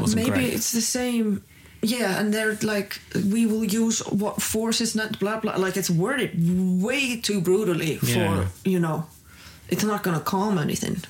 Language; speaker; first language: English; non-native, fluent; Icelandic